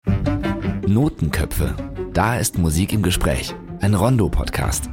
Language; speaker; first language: German; native; German